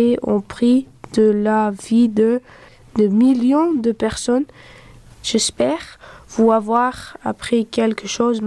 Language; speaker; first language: French; early bilingual, other home language; Dutch